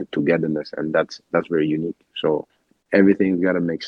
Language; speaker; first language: English; non-native, local second language; Wolof